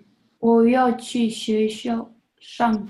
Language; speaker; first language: Chinese; non-native, learner; English